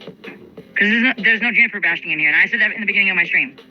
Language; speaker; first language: English; native; English